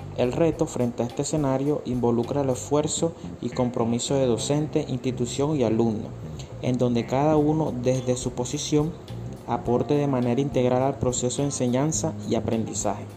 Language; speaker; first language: Spanish; native; Spanish